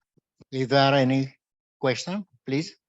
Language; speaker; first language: English; non-native, fluent; Romanian